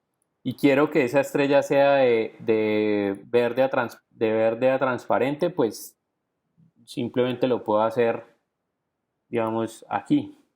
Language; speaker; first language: Spanish; native; Spanish